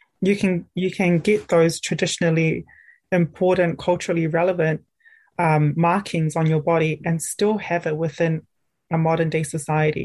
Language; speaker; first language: English; native; English